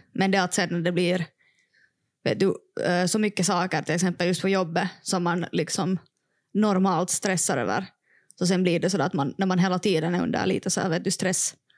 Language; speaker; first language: Swedish; non-native, local second language; Finnish